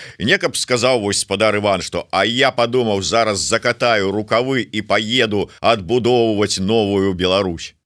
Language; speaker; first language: Belarusian; native; Belarusian